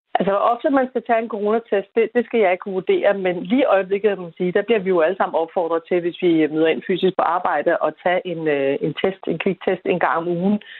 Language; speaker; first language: Danish; native; Danish